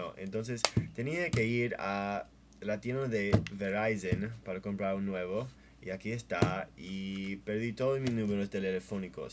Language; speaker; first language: Spanish; non-native, fluent; English